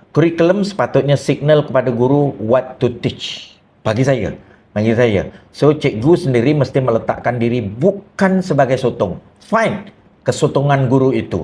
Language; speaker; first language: Malay; native; Malay